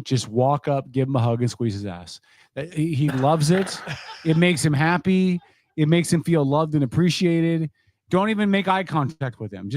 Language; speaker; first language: English; native; English